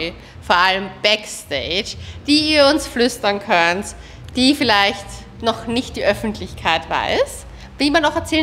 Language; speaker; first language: German; native; German